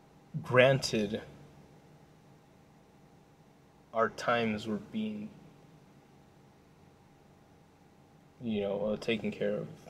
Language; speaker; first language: English; native; English